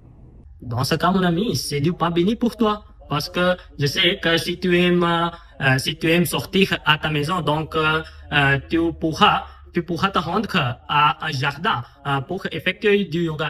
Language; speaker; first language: French; non-native, fluent; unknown